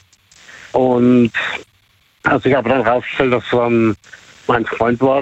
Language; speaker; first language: German; native; German